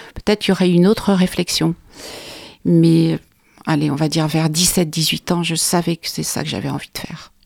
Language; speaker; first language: French; native; French